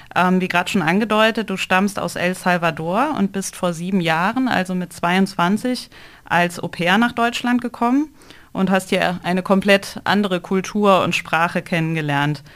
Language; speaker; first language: German; native; German